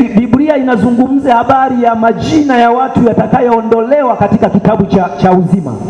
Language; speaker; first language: Swahili; native; Swahili